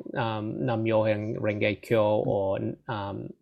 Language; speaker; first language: English; native; English